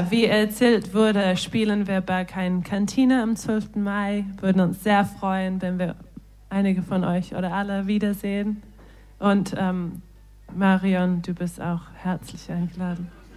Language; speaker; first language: German; non-native, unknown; English